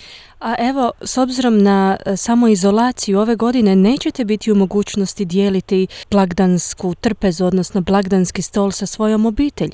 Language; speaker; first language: Croatian; native; Croatian